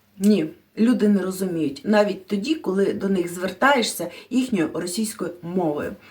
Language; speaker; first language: Ukrainian; non-native, local second language; Russian